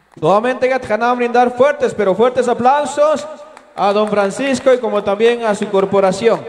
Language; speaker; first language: Spanish; non-native, local second language; Kaqchikel